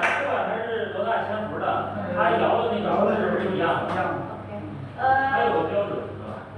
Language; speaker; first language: Chinese; native; Chinese